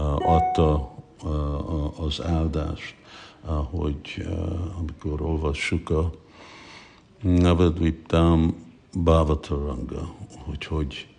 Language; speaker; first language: Hungarian; early bilingual, heritage; Hungarian